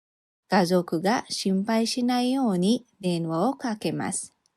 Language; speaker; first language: Japanese; non-native, fluent; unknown